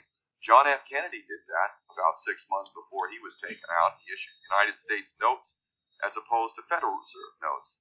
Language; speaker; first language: English; native; English